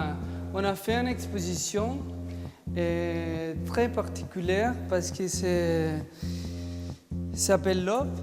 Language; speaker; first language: French; non-native, fluent; Spanish